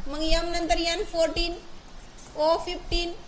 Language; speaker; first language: Hindi; non-native, local second language; Marathi